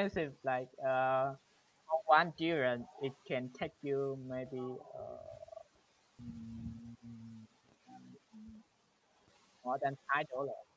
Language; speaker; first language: English; non-native, learner; Vietnamese